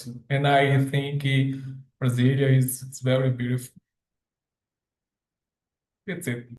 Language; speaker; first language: English; non-native, learner; Portuguese